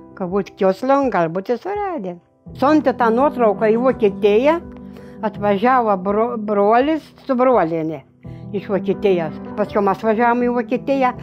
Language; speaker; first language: Lithuanian; non-native, local second language; German